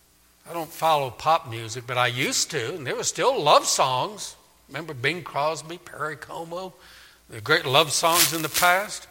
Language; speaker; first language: English; native; English